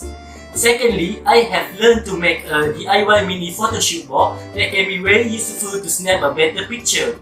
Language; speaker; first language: English; non-native, local second language; Malay